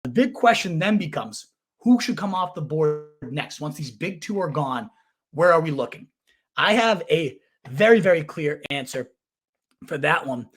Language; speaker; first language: English; native; English